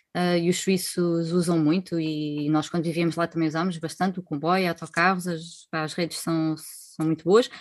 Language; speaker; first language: Portuguese; native; Portuguese